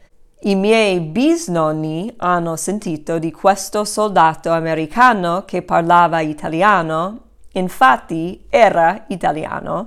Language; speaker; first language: Italian; non-native, fluent; English